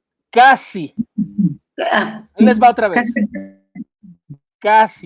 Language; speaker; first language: Spanish; native; Spanish